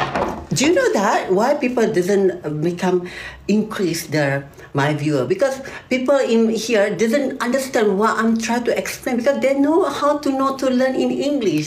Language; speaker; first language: English; non-native, learner; Malay